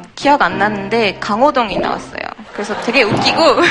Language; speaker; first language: Korean; non-native, fluent; French